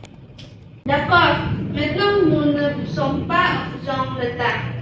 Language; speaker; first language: French; non-native, learner; Indonesian